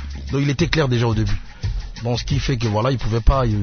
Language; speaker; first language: French; non-native, local second language; Lingala